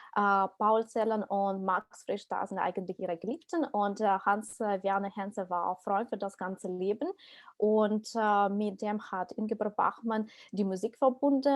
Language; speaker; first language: German; non-native, fluent; Ukrainian